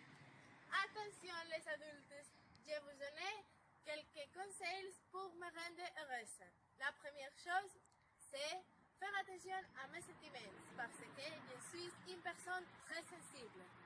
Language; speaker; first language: French; non-native, learner; Spanish